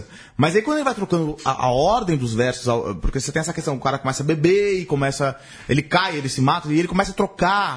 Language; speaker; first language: Portuguese; native; Portuguese